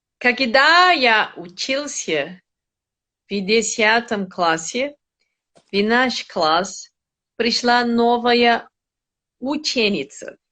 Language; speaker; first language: Russian; non-native, learner; Portuguese